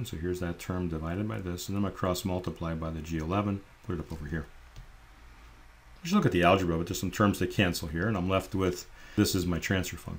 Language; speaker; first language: English; native; English